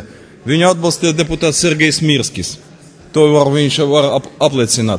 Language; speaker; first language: Latvian; non-native, local second language; Russian